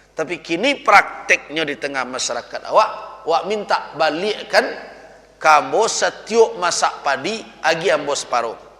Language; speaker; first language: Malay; non-native, local second language; Minangkabau